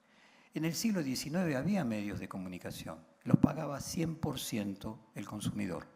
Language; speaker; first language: Spanish; native; Spanish